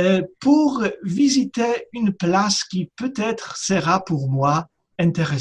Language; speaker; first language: French; non-native, fluent; Polish